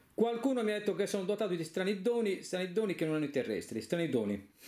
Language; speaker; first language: Italian; native; Italian